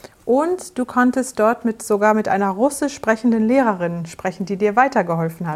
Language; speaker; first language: German; native; German